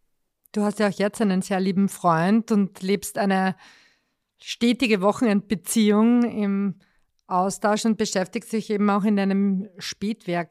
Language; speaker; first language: German; native; German